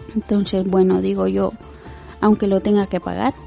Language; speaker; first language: Spanish; native; Spanish